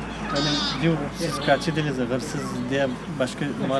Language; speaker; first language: Turkish; non-native, learner; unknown